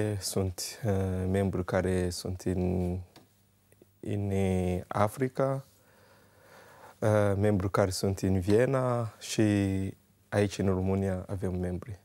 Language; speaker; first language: Romanian; non-native, learner; Kinyarwanda